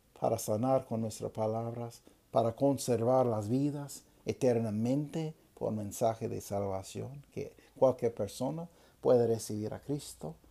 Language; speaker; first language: Spanish; non-native, fluent; English